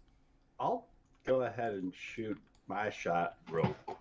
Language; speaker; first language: English; native; English